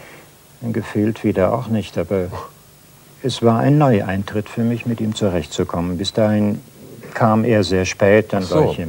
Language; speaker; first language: German; native; German